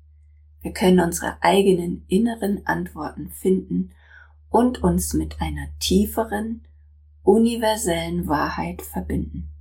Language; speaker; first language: German; native; German